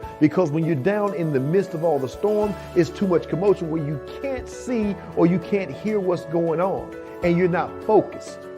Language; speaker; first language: English; native; English